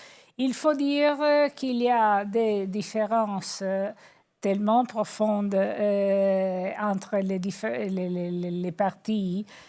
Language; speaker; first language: French; non-native, fluent; Italian